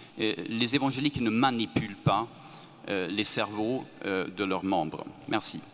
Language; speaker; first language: French; non-native, fluent; Swedish